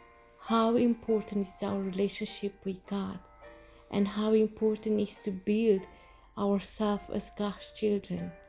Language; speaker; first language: English; non-native, fluent; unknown